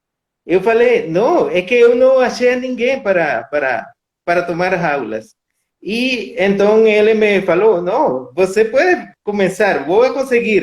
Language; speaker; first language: Portuguese; non-native, fluent; Spanish